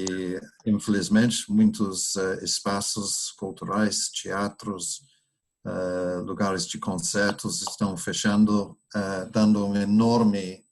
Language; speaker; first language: Portuguese; non-native, fluent; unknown